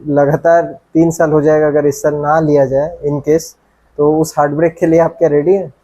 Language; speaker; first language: Hindi; non-native, local second language; Bangla